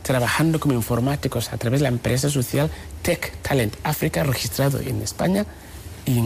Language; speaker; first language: Spanish; non-native, fluent; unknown